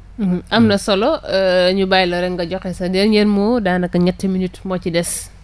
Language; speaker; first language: Wolof; native; Wolof